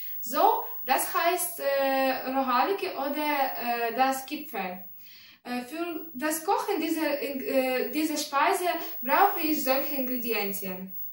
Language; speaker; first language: German; non-native, learner; Russian